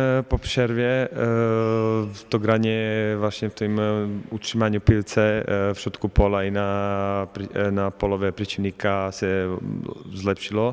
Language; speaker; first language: Polish; non-native, fluent; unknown